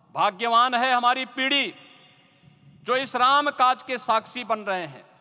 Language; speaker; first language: Hindi; native; Hindi